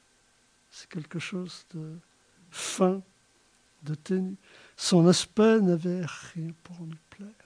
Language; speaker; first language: French; native; French